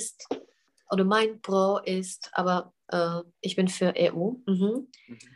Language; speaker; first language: German; non-native, fluent; Czech